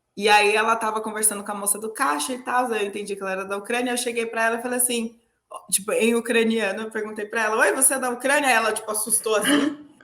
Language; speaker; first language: Portuguese; native; Portuguese